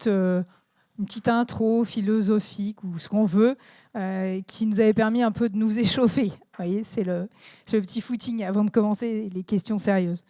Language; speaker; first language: French; native; French